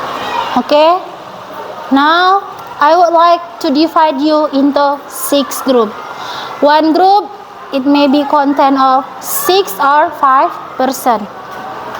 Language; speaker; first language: English; non-native, learner; Indonesian